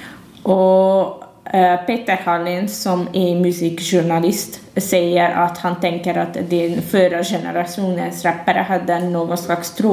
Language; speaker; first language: Swedish; non-native, fluent; Hungarian